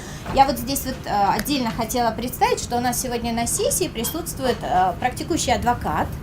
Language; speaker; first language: Russian; native; Russian